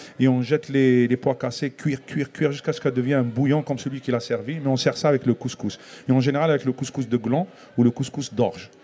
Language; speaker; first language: French; non-native, local second language; Kabyle